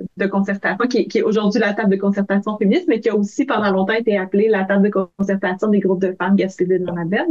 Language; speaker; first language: French; native; French